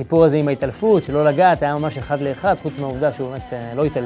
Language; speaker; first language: Hebrew; native; Hebrew